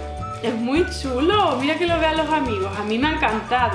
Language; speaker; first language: Spanish; native; Spanish